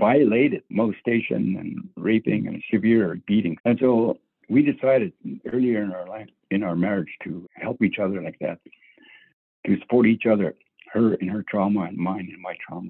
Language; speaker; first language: English; native; English